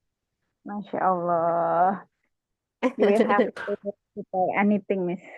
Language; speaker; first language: English; non-native, learner; Indonesian